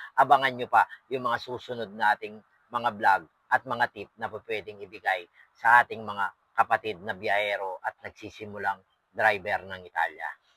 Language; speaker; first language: Filipino; non-native, local second language; Pampanga